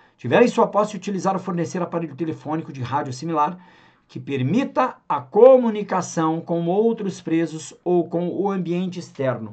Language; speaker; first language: Portuguese; native; Portuguese